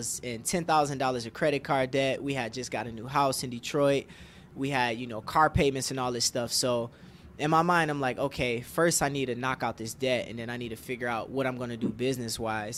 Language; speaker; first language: English; native; English